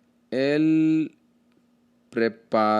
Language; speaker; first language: Spanish; non-native, learner; Hindi